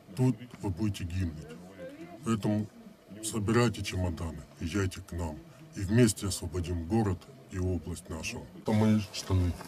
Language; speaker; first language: Russian; native; Russian